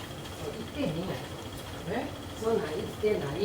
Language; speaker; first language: Japanese; native; Japanese